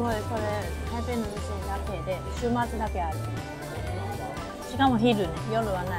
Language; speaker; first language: Japanese; non-native, fluent; Chinese